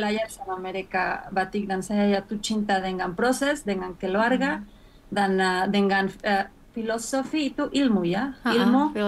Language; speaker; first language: Indonesian; non-native, fluent; Spanish